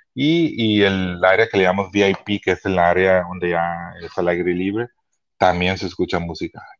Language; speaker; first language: Spanish; early bilingual, heritage; Spanish